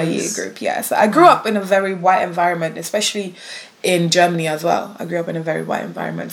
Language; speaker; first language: English; native; English